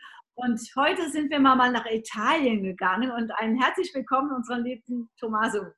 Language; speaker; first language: German; native; German